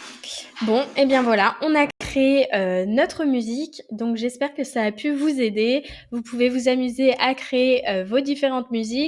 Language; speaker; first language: French; native; French